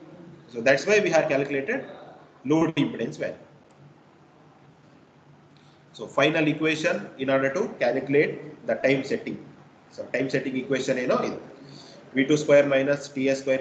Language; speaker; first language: English; non-native, local second language; Kannada